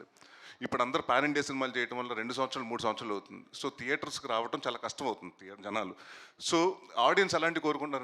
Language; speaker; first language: Telugu; native; Telugu